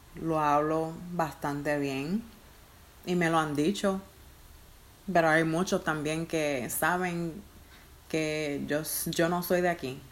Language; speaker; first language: Spanish; early bilingual, heritage; Spanish